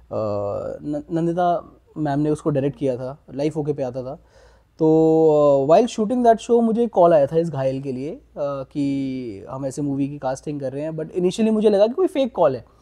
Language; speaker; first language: Hindi; native; Hindi